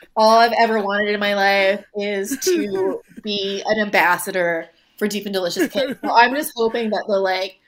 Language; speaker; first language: English; native; English